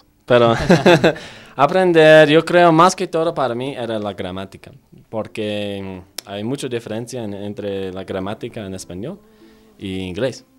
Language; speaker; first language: Spanish; non-native, fluent; English